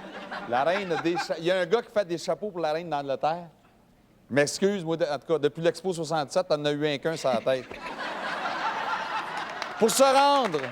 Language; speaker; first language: French; native; French